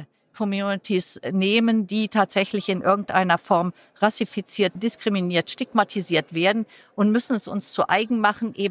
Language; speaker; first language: German; native; German